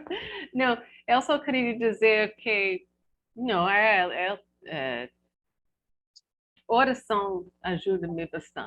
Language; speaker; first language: Portuguese; non-native, learner; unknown